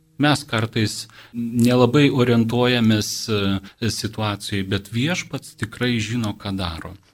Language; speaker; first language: Lithuanian; non-native, local second language; Polish